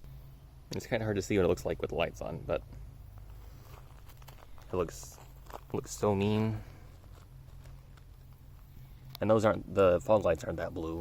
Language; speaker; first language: English; native; English